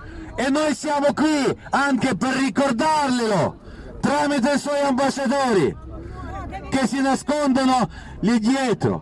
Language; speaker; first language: Italian; non-native, fluent; Ukrainian